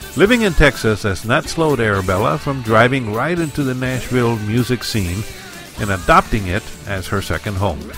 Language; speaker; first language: English; native; English